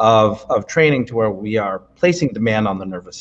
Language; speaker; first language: English; native; English